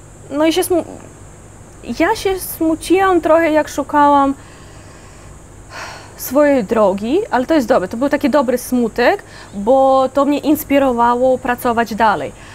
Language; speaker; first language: Polish; non-native, fluent; Ukrainian